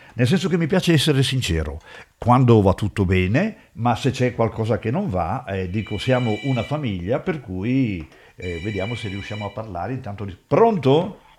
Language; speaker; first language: Italian; native; Italian